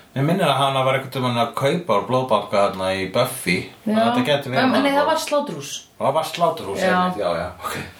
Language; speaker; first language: Icelandic; non-native, fluent; Italian